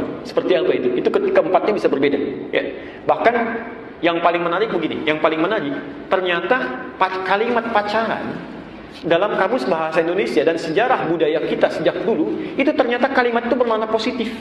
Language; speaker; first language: Indonesian; native; Indonesian